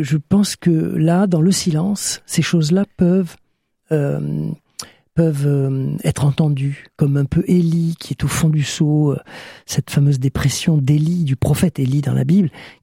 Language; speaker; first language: French; native; French